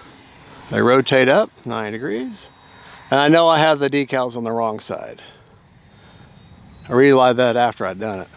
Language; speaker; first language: English; native; English